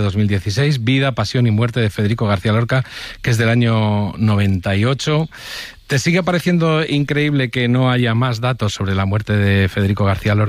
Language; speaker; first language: Spanish; native; Spanish